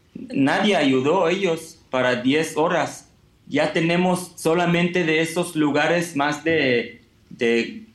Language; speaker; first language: Spanish; non-native, fluent; Hebrew